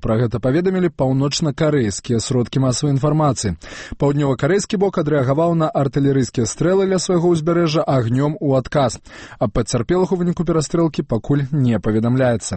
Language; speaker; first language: Belarusian; native; Belarusian